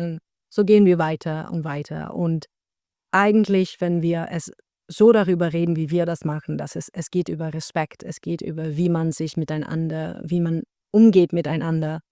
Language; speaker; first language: German; non-native, fluent; Dutch